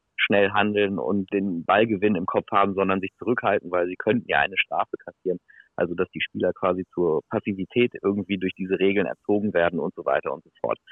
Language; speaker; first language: German; native; German